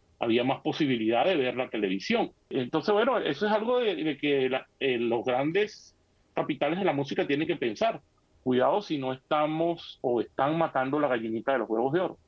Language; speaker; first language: Spanish; native; Spanish